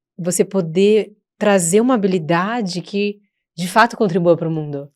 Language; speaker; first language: Portuguese; native; Portuguese